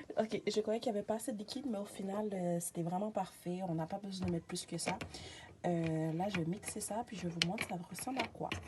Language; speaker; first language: French; native; French